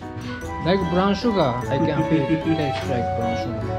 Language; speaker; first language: English; non-native, learner; Japanese